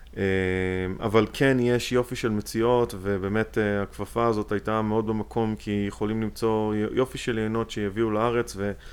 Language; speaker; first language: Hebrew; native; Hebrew